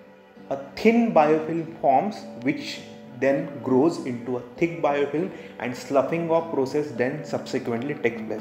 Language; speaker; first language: English; non-native, local second language; Hindi